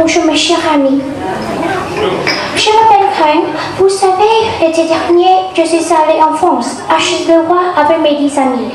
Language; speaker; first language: French; non-native, learner; Vietnamese